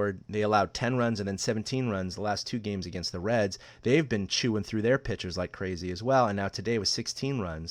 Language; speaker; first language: English; native; English